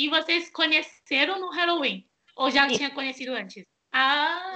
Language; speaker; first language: Portuguese; non-native, fluent; Chinese